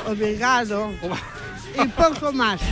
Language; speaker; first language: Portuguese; non-native, learner; Spanish